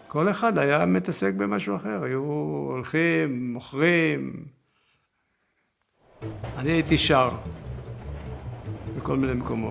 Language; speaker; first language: Hebrew; early bilingual, other home language; Yiddish